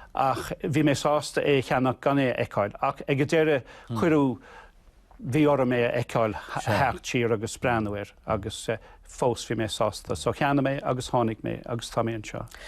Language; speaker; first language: Irish; non-native, local second language; English